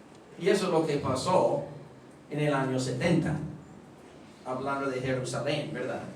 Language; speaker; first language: Spanish; non-native, fluent; English